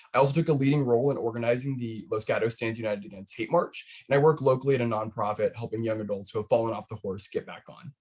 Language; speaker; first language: English; native; English